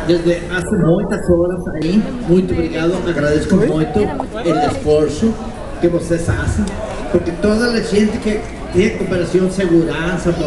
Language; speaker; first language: Portuguese; non-native, learner; Spanish